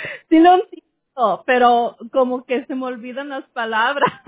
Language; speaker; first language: Spanish; early bilingual, heritage; Spanish